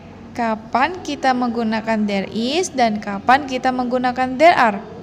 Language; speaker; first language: English; non-native, fluent; Indonesian